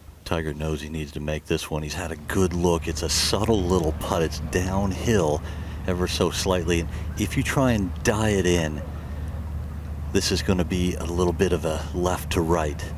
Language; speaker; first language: English; native; English